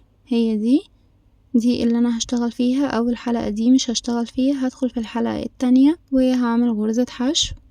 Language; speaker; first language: Arabic; native; Arabic